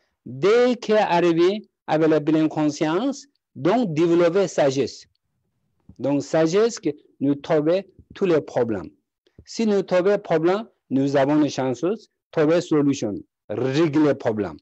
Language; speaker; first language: French; non-native, learner; Tibetan